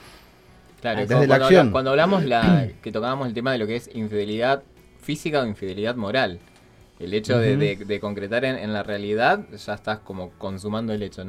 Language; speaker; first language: Spanish; native; Spanish